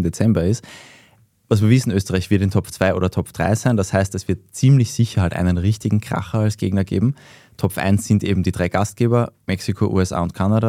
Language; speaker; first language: German; native; German